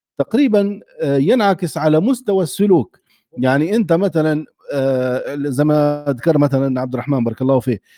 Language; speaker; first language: Arabic; native; Arabic